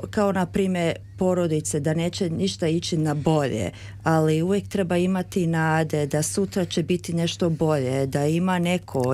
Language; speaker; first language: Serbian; early bilingual, heritage; Serbian